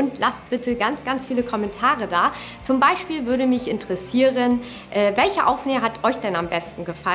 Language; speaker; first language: German; native; German